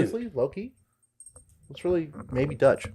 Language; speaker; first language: English; native; English